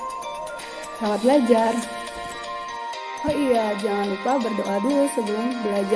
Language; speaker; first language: Indonesian; native; Indonesian